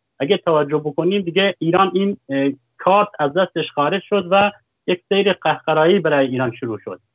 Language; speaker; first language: Persian; non-native, local second language; Kurdish